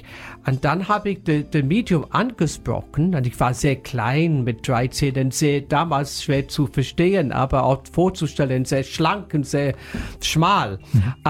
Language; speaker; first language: German; non-native, fluent; English